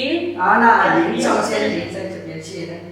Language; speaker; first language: Chinese; non-native, fluent; Sinhala